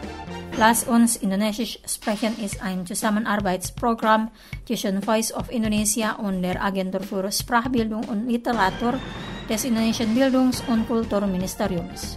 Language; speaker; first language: German; non-native, fluent; Indonesian